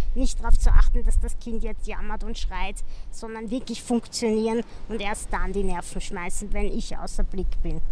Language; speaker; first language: German; native; German